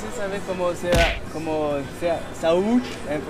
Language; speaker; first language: Portuguese; non-native, learner; French